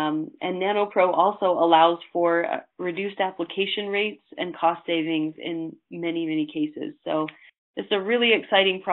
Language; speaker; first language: English; native; English